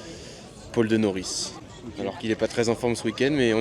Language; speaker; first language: French; native; French